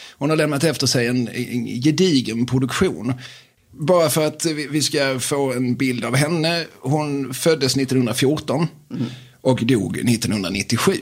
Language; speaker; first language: Swedish; native; Swedish